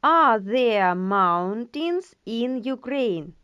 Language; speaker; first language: English; non-native, fluent; Ukrainian